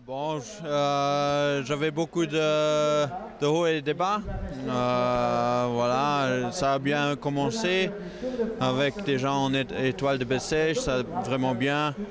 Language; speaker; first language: French; non-native, local second language; Luxembourgish